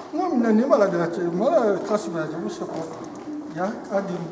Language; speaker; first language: Russian; non-native, learner; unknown